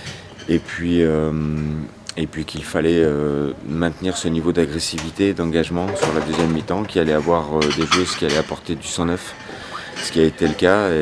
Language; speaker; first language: French; native; French